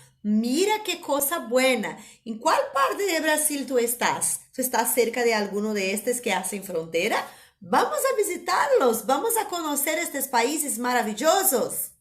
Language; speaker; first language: Spanish; non-native, fluent; Portuguese